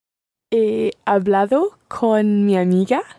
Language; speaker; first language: Spanish; non-native, learner; English